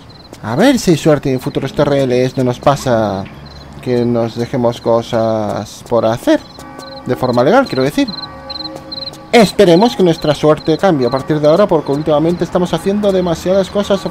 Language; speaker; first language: Spanish; native; Spanish